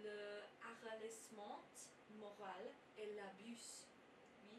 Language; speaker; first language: French; non-native, learner; English